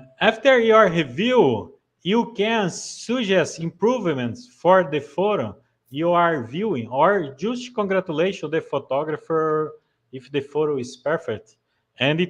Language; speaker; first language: English; non-native, fluent; Portuguese